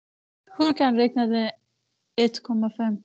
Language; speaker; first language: Swedish; non-native, learner; Arabic